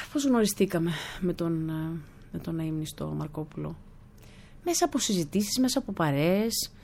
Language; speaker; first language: Greek; early bilingual, other home language; German